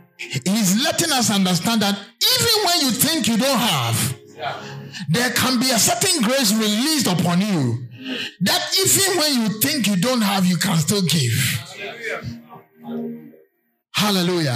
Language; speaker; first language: English; non-native, local second language; Akan